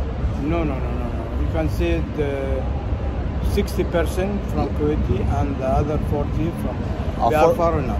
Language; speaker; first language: English; non-native, learner; Arabic